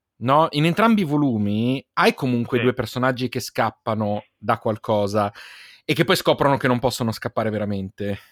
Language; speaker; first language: Italian; native; Italian